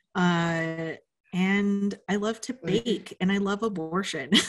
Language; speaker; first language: English; native; English